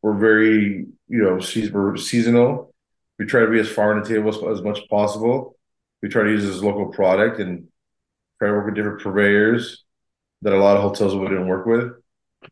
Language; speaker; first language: English; native; English